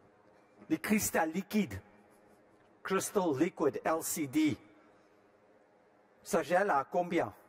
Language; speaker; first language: French; non-native, fluent; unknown